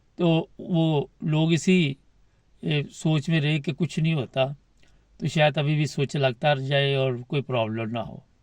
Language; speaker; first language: Urdu; non-native, local second language; Punjabi